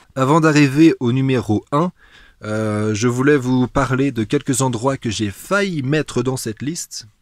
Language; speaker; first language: French; native; French